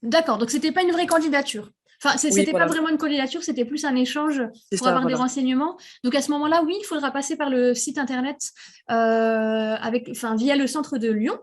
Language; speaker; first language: French; native; French